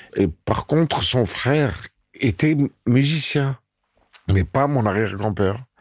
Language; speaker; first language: French; native; French